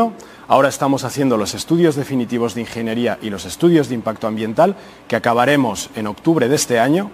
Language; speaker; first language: Spanish; native; Spanish